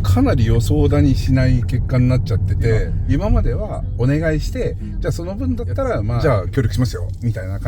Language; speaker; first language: Japanese; native; Japanese